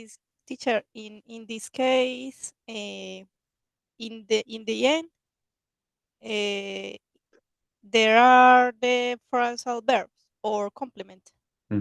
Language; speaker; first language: English; non-native, learner; Spanish